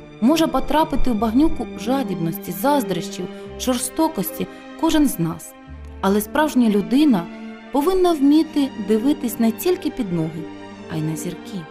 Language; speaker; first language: Ukrainian; native; Ukrainian